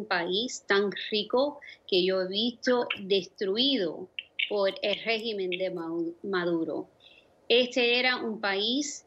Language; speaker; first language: Spanish; early bilingual, other home language; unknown